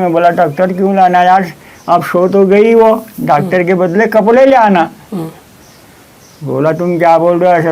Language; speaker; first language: Hindi; non-native, local second language; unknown